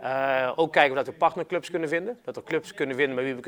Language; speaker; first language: Dutch; native; Dutch